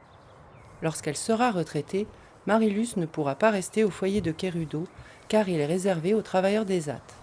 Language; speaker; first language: French; native; French